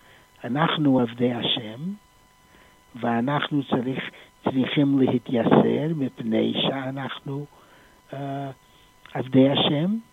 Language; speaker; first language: Hebrew; non-native, fluent; English